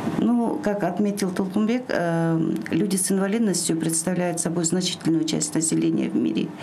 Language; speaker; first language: Russian; non-native, local second language; Kyrgyz